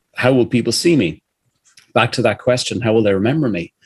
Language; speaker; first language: English; native; English